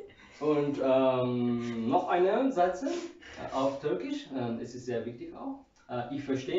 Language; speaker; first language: German; non-native, learner; Turkish